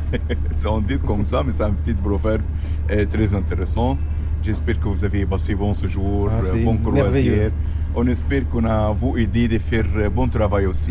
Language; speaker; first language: French; non-native, fluent; Arabic